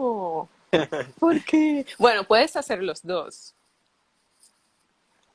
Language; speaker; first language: Spanish; early bilingual, heritage; Spanish